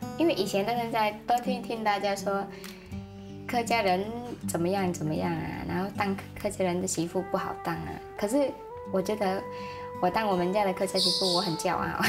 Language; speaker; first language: Chinese; non-native, fluent; Vietnamese